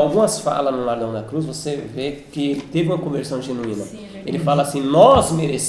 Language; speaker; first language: Portuguese; native; Portuguese